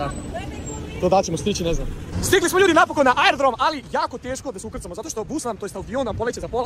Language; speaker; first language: Croatian; native; Croatian